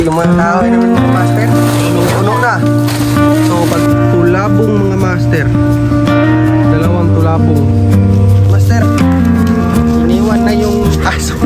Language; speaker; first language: Filipino; non-native, local second language; Cebuano